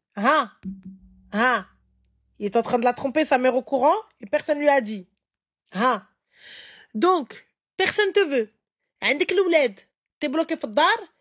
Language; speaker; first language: French; early bilingual, other home language; Arabic